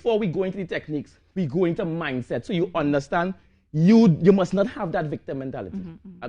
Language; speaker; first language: English; native; English